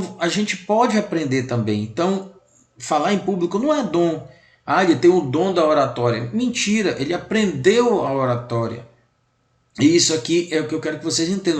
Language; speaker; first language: Portuguese; native; Portuguese